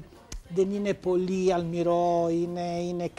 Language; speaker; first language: Greek; non-native, learner; Italian